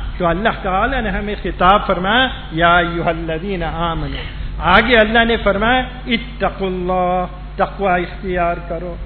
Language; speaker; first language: Urdu; non-native, fluent; Gujarati